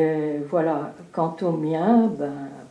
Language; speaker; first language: French; early bilingual, heritage; French